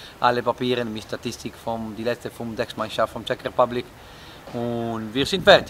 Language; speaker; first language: German; non-native, learner; Italian